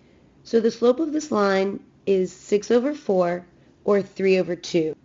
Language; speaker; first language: English; native; English